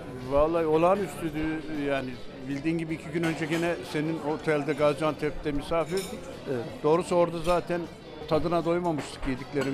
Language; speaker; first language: Turkish; native; Turkish